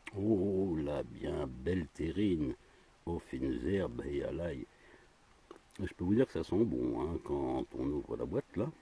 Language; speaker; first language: French; native; French